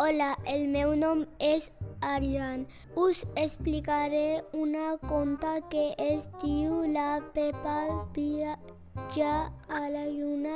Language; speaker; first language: Catalan; non-native, learner; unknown